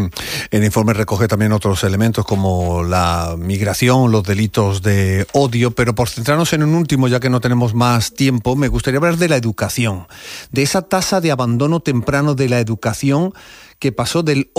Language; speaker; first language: Spanish; native; Spanish